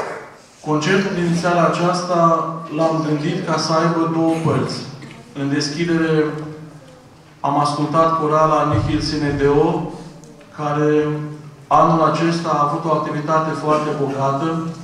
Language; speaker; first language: Romanian; native; Romanian